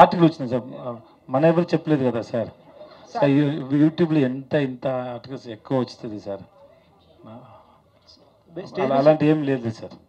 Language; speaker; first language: Telugu; non-native, learner; Tamil